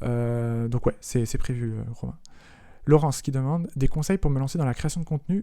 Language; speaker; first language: French; native; French